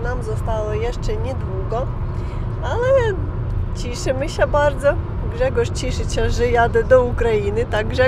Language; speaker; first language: Polish; non-native, learner; Ukrainian